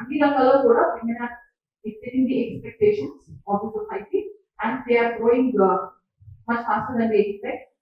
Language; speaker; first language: English; non-native, local second language; Telugu